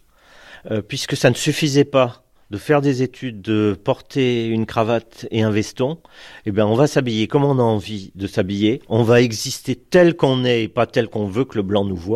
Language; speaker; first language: French; native; French